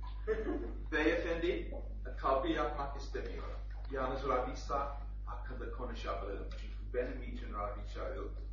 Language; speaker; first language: Turkish; non-native, learner; German